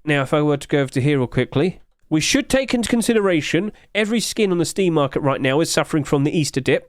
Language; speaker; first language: English; native; English